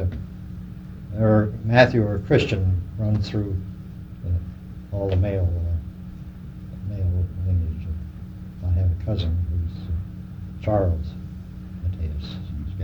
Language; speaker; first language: English; native; English